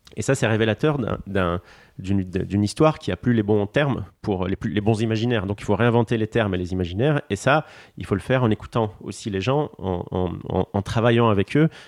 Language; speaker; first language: French; non-native, local second language; Arabic